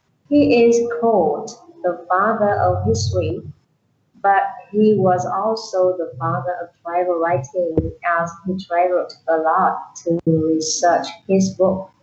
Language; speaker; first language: English; non-native, learner; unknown